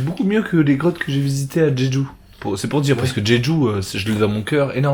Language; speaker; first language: French; native; French